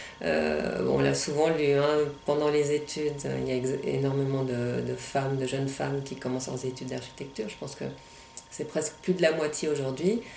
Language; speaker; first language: French; non-native, local second language; German